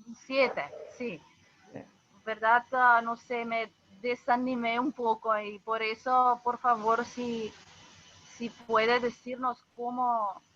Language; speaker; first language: Spanish; non-native, fluent; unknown